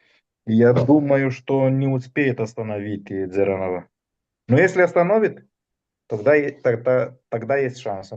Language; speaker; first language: Russian; non-native, fluent; Romanian